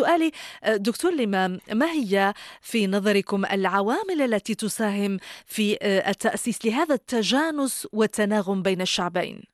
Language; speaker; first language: Arabic; native; Arabic